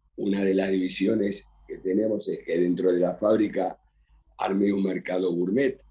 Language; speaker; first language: Spanish; native; Spanish